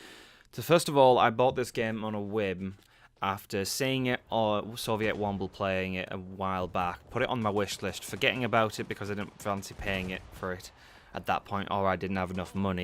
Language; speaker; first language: English; native; English